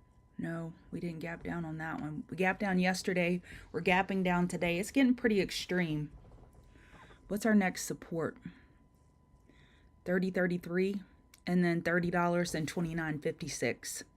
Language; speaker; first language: English; native; English